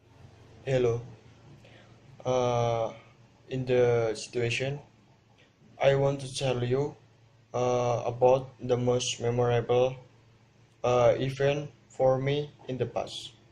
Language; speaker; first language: English; non-native, learner; Indonesian